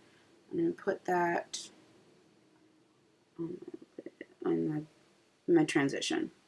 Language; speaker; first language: English; native; English